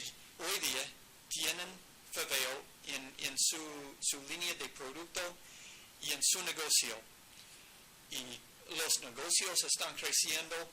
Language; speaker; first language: Spanish; non-native, learner; English